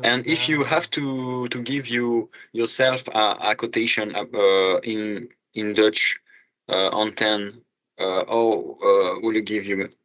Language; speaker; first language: English; non-native, fluent; French